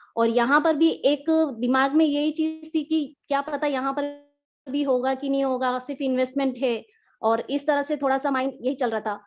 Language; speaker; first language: Hindi; native; Hindi